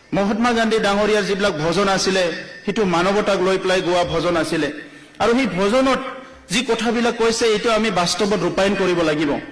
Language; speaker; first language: Assamese; non-native, local second language; Bodo